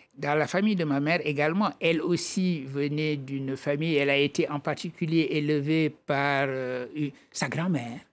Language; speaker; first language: French; non-native, local second language; Wolof